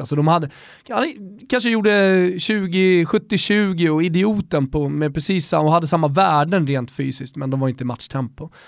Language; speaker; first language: Swedish; native; Swedish